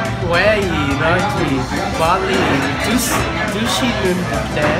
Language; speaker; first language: Korean; non-native, learner; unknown